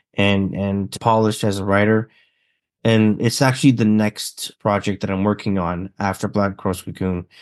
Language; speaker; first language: English; native; English